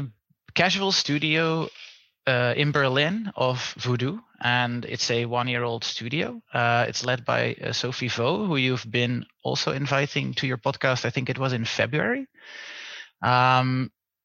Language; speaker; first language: English; non-native, fluent; Dutch